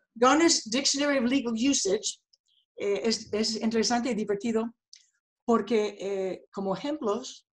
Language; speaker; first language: Spanish; non-native, fluent; English